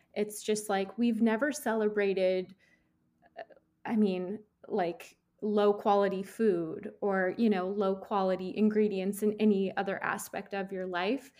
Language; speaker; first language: English; native; English